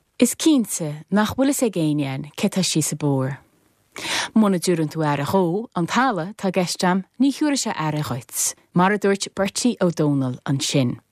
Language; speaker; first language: Irish; native; Irish